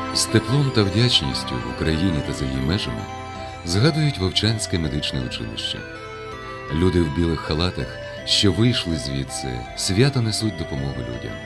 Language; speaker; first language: Ukrainian; native; Ukrainian